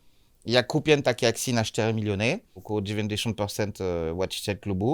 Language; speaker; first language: Polish; non-native, learner; French